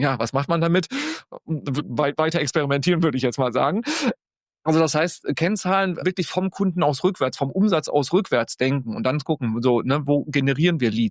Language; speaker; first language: German; native; German